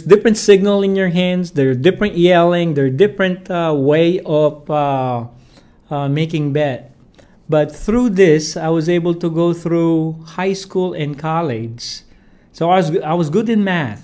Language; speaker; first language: English; non-native, local second language; Filipino